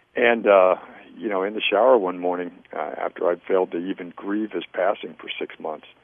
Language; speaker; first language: English; native; English